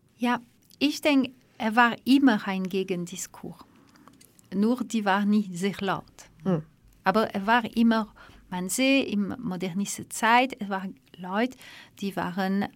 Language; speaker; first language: German; non-native, fluent; French